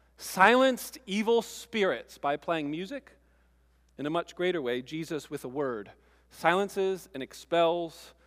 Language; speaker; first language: English; native; English